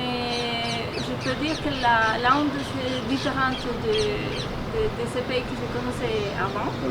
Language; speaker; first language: French; non-native, fluent; Spanish